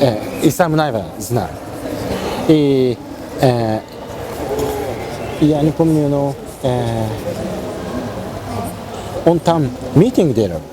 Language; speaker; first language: Russian; non-native, learner; Japanese